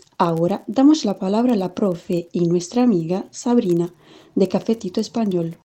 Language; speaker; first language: Spanish; non-native, fluent; Italian